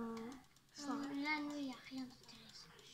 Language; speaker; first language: French; native; French